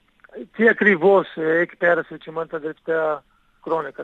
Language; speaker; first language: Greek; non-native, learner; Portuguese